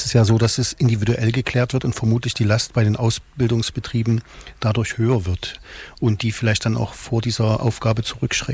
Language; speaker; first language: German; native; German